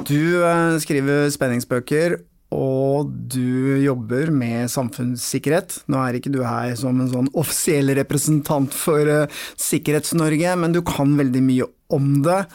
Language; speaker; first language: Norwegian; native; Norwegian